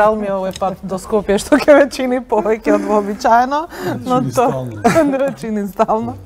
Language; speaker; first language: Macedonian; native; Macedonian